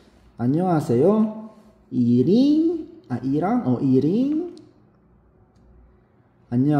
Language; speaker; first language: Korean; non-native, fluent; Filipino